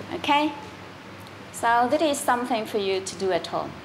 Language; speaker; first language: English; non-native, fluent; Vietnamese